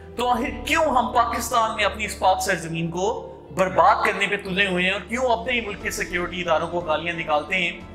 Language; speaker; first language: Urdu; non-native, local second language; Punjabi